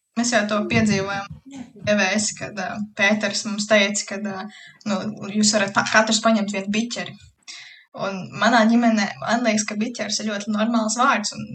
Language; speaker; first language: Latvian; early bilingual, heritage; Latvian